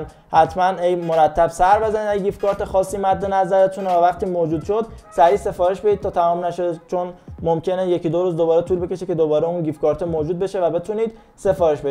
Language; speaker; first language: Persian; native; Persian